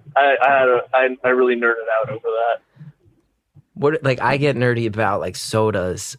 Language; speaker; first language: English; native; English